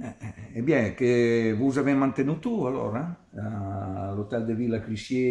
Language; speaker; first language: French; non-native, learner; Italian